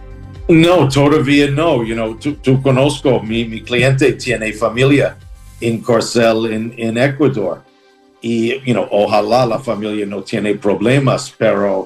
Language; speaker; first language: Spanish; non-native, learner; English